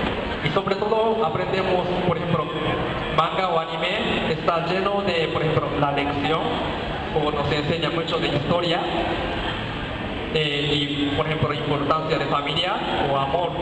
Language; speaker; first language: Spanish; non-native, learner; Japanese